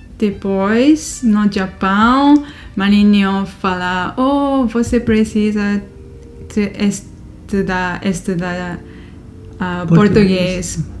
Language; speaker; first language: Portuguese; non-native, learner; Japanese